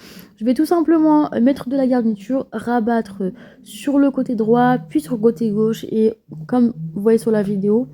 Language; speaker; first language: French; native; French